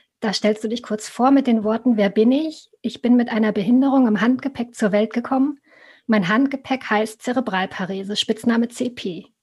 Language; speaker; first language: German; native; German